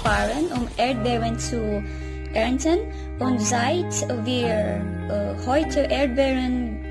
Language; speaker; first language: German; non-native, learner; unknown